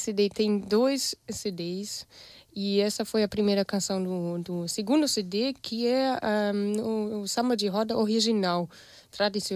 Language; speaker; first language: Portuguese; non-native, fluent; German